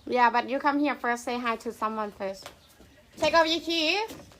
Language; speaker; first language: English; non-native, learner; Northeastern Thai